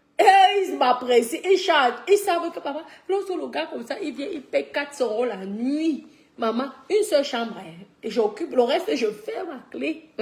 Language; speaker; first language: French; native; French